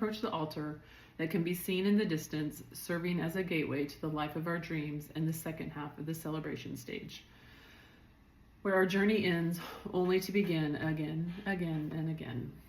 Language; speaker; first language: English; native; English